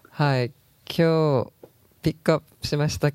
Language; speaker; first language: Japanese; non-native, learner; Korean